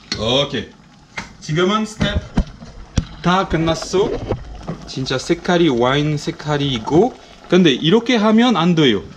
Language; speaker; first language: Korean; non-native, learner; French